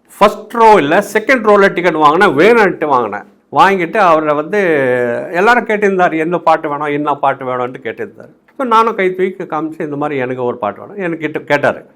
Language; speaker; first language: Tamil; non-native, local second language; Hindi